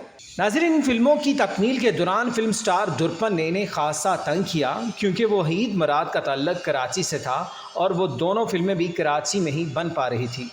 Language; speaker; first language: Urdu; native; Urdu